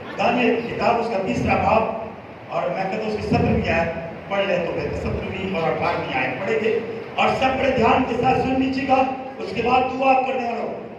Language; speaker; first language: Urdu; non-native, local second language; Punjabi